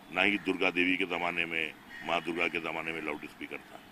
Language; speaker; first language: Hindi; native; Hindi